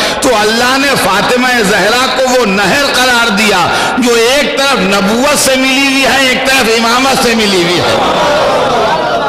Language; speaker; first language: Urdu; native; Urdu